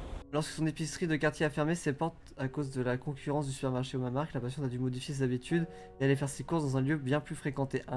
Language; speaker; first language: French; native; French